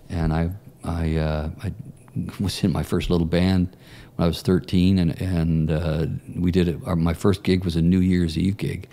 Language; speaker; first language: English; native; English